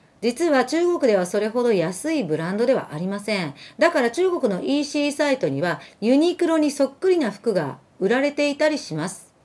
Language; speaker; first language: Japanese; early bilingual, other home language; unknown